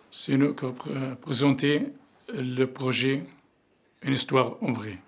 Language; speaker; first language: French; non-native, learner; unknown